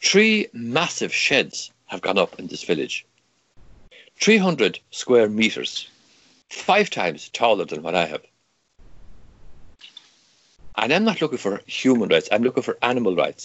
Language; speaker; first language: English; non-native, local second language; Irish